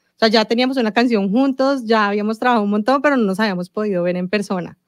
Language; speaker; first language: Spanish; native; Spanish